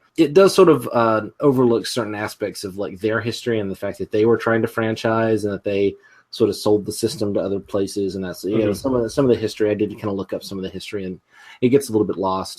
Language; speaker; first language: English; native; English